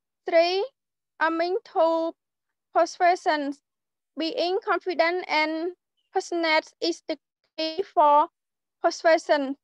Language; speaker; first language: English; non-native, learner; Khmer